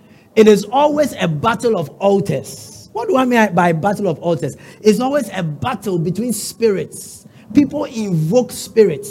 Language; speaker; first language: English; non-native, local second language; Ga